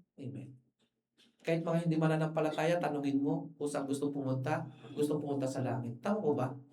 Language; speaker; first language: Filipino; non-native, local second language; Iloko